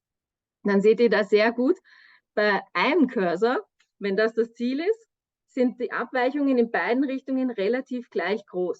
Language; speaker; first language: German; native; German